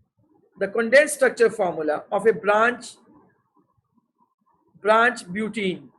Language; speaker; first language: English; non-native, local second language; Urdu